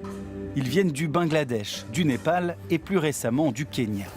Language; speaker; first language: French; native; French